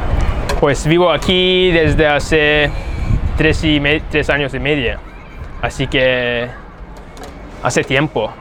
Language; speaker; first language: Spanish; non-native, fluent; Turkish